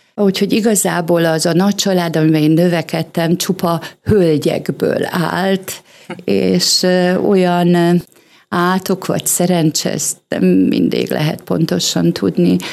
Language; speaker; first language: Hungarian; native; Hungarian